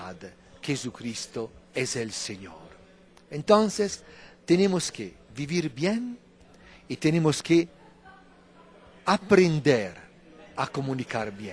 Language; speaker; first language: Spanish; non-native, fluent; Italian